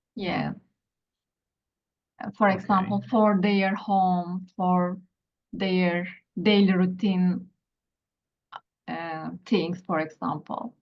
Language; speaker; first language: English; non-native, learner; Turkish